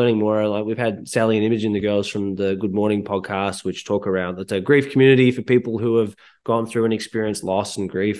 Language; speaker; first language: English; native; English